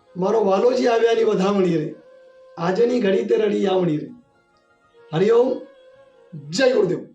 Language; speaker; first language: Hindi; non-native, local second language; Gujarati